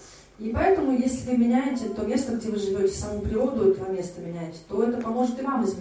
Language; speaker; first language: Russian; native; Russian